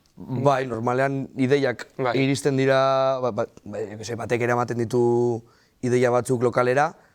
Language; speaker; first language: Basque; non-native, local second language; Spanish